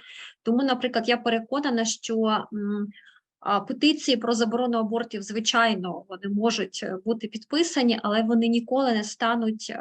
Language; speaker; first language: Ukrainian; native; Ukrainian